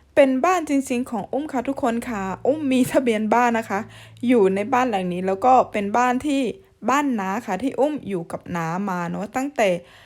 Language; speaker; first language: Thai; non-native, local second language; Khmer